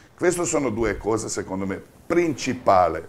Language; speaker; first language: Italian; non-native, fluent; Croatian